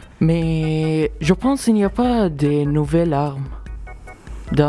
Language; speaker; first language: French; non-native, local second language; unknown